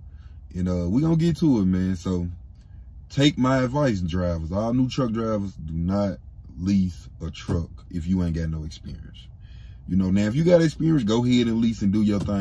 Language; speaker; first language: English; native; English